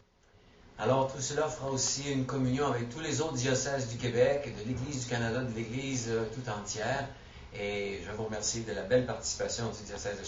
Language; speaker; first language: French; native; French